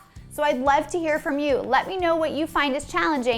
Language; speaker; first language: English; native; English